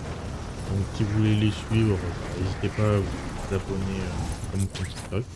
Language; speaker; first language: French; native; French